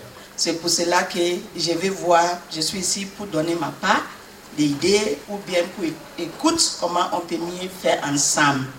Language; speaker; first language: French; non-native, learner; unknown